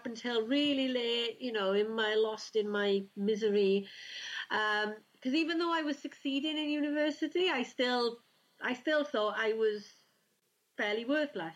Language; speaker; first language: English; native; English